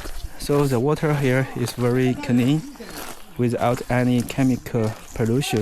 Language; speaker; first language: English; non-native, fluent; Chinese